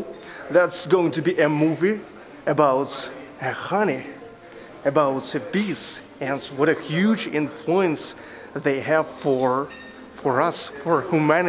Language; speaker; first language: English; non-native, fluent; Russian